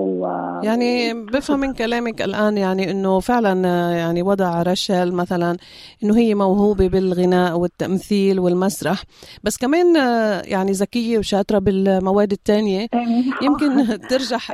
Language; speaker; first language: Arabic; native; Arabic